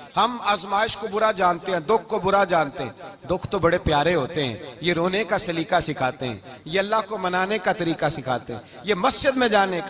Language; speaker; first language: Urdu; non-native, local second language; Punjabi